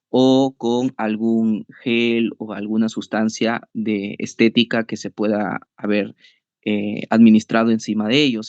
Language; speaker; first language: Spanish; native; Spanish